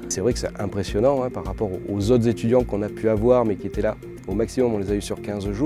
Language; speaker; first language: French; native; French